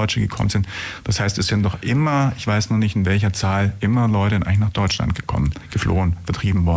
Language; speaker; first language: German; native; German